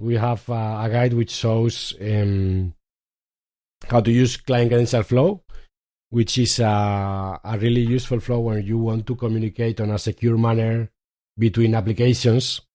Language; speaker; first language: English; non-native, fluent; Spanish